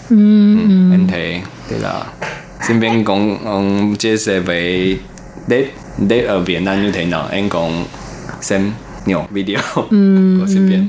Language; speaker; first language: Vietnamese; non-native, learner; Chinese